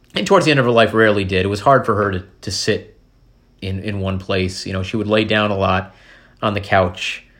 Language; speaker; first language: English; native; English